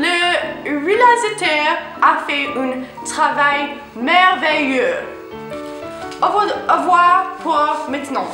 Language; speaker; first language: French; non-native, learner; English